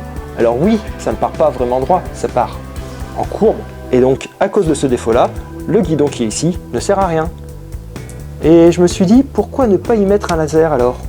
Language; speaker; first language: French; native; French